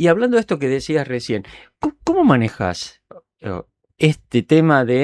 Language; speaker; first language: Spanish; native; Spanish